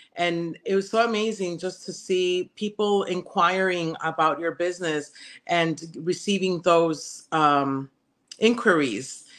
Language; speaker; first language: English; early bilingual, other home language; Spanish